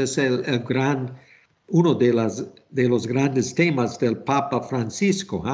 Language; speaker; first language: Spanish; non-native, fluent; English